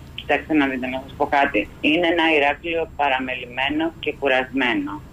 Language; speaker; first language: Greek; native; Greek